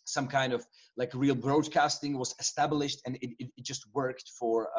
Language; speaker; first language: English; non-native, fluent; Czech